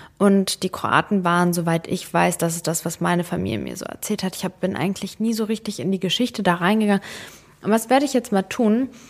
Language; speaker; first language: German; early bilingual, other home language; Serbian